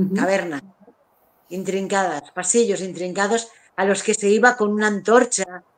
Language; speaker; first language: Spanish; native; Spanish